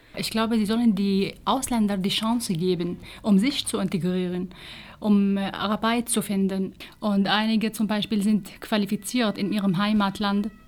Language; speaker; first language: German; non-native, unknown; Arabic